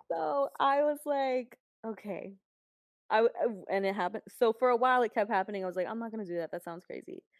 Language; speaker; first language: English; native; English